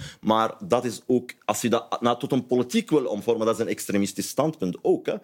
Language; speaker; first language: Dutch; non-native, fluent; Arabic